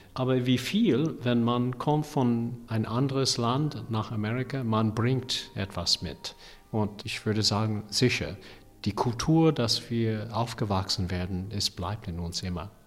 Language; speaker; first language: German; non-native, fluent; English